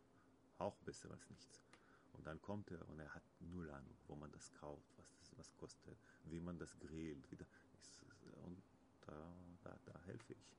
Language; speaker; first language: German; non-native, learner; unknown